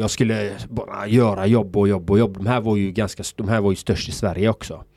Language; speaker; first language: Swedish; native; Swedish